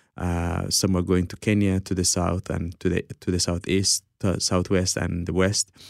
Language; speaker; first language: English; early bilingual, other home language; Somali